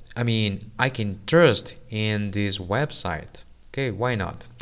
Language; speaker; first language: English; non-native, fluent; Portuguese